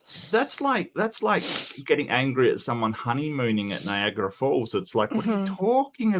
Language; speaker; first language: English; native; English